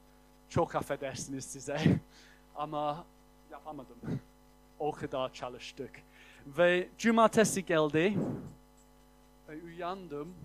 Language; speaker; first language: Turkish; non-native, fluent; English